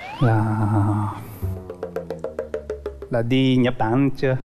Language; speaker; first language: Vietnamese; non-native, learner; Japanese